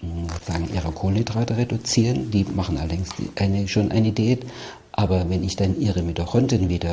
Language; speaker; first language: German; native; German